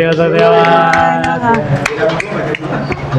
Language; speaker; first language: Japanese; non-native, fluent; Indonesian